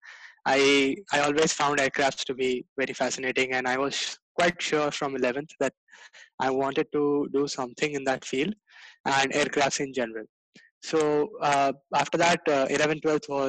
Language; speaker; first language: English; non-native, local second language; Gujarati